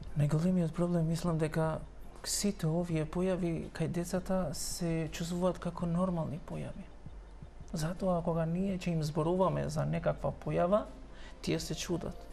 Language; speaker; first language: Macedonian; non-native, local second language; Albanian